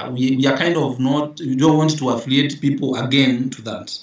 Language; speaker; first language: English; non-native, local second language; Meru